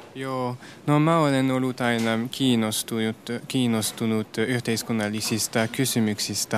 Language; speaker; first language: Finnish; non-native, fluent; French